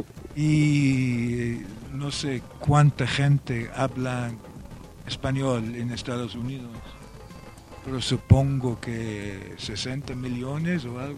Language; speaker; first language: Spanish; non-native, fluent; Welsh